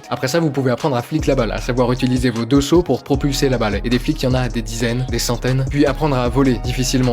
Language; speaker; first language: French; native; French